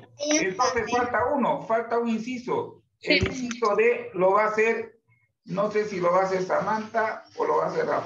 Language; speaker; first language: Spanish; native; Spanish